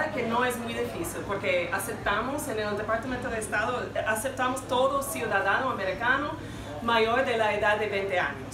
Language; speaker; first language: Spanish; non-native, fluent; English